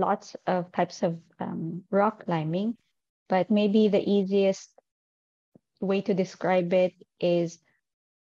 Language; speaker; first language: English; non-native, local second language; Filipino